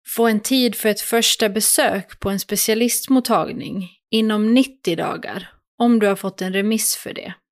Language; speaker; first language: Swedish; native; Swedish